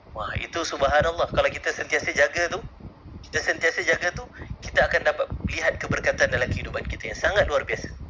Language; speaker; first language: Malay; native; Malay